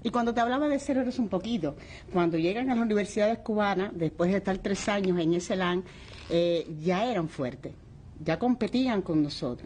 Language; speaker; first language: Spanish; native; Spanish